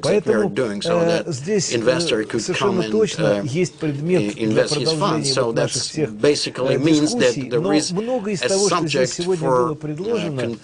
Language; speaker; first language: Russian; native; Russian